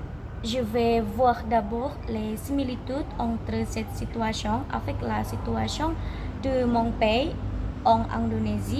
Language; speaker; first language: French; non-native, learner; Indonesian